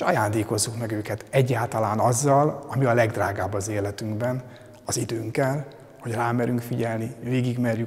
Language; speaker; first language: Hungarian; native; Hungarian